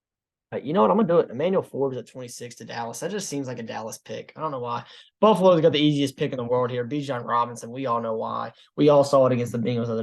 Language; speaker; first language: English; native; English